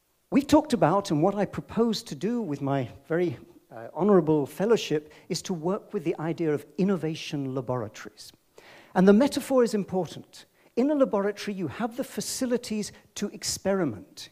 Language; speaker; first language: English; native; English